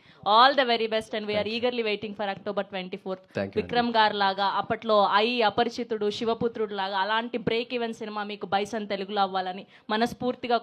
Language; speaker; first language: Telugu; native; Telugu